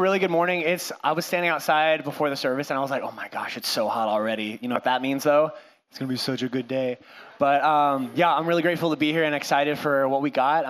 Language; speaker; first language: English; native; English